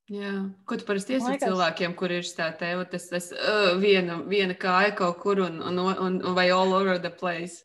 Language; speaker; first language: Latvian; native; Latvian